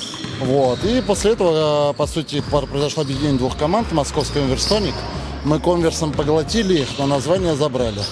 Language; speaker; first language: Russian; native; Russian